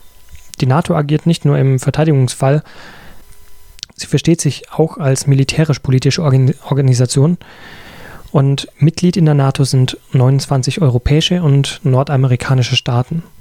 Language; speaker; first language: German; native; German